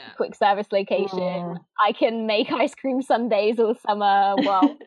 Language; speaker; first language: English; native; English